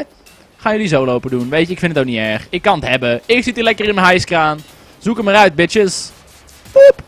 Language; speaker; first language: Dutch; native; Dutch